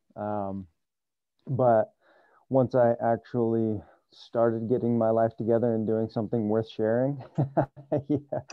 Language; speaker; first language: English; native; English